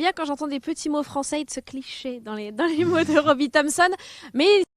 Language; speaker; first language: French; native; French